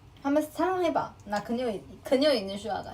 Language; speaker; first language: Korean; non-native, fluent; Chinese